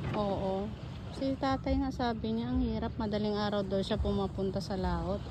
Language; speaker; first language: Filipino; non-native, local second language; Iloko